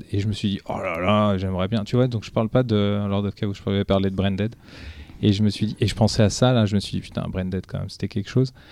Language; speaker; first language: French; early bilingual, other home language; Portuguese